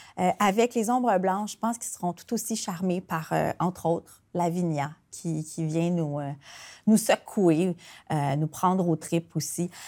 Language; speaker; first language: French; native; French